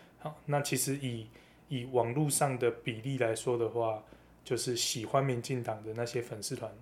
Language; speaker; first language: Chinese; native; Chinese